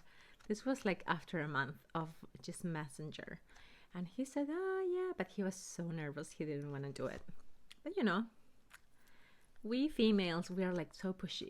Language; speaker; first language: English; early bilingual, other home language; Spanish